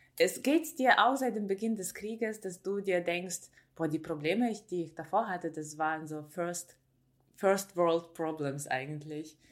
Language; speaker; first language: German; non-native, fluent; Ukrainian